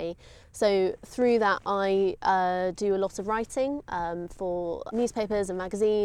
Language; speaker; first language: English; native; English